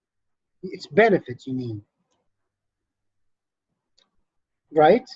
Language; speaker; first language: English; non-native, fluent; Arabic